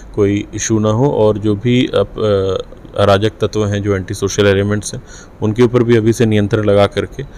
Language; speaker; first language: Hindi; native; Hindi